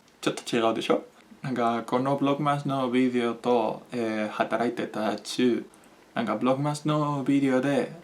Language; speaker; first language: Japanese; non-native, learner; Spanish